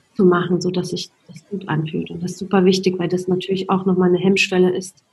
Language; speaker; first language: German; non-native, fluent; Polish